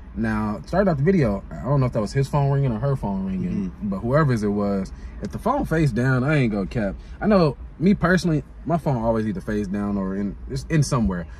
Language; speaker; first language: English; native; English